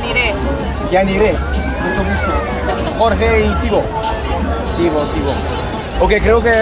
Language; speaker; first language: Spanish; non-native, learner; French